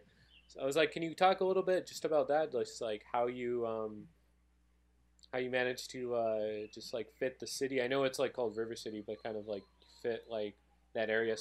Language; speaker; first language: English; native; English